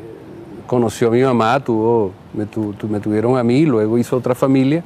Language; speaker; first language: Spanish; native; Spanish